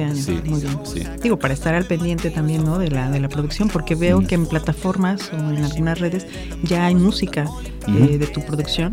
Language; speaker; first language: Spanish; native; Spanish